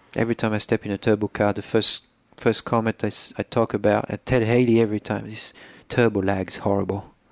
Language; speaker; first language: English; non-native, fluent; French